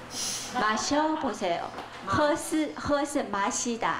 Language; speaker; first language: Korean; non-native, fluent; Chinese